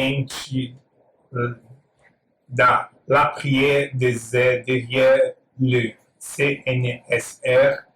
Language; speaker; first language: French; non-native, learner; Portuguese